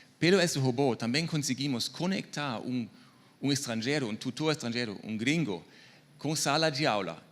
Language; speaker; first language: Portuguese; non-native, fluent; German